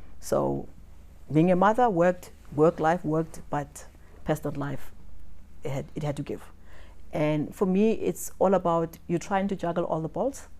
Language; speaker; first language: English; non-native, local second language; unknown